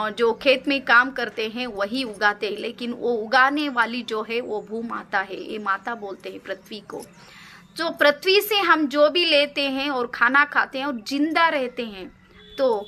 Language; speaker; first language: Hindi; non-native, local second language; Kannada